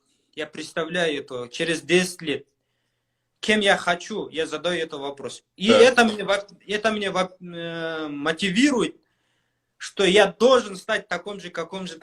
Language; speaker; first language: Russian; non-native, local second language; Kyrgyz